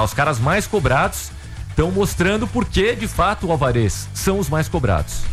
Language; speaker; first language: Portuguese; native; Portuguese